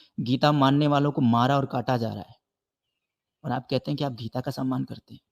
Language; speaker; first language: Hindi; native; Hindi